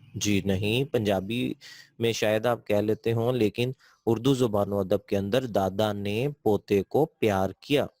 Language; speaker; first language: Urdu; non-native, local second language; Punjabi